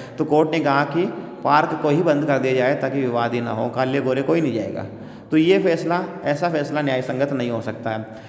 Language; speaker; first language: Hindi; native; Hindi